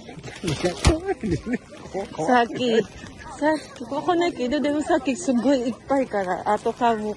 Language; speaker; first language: Japanese; non-native, learner; Filipino